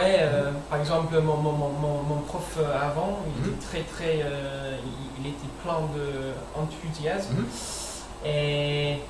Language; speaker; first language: French; non-native, learner; English